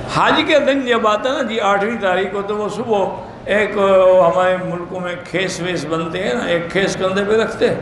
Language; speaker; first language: Urdu; native; Urdu